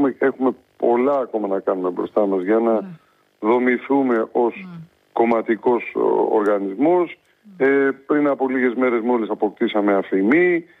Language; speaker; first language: Greek; early bilingual, heritage; Greek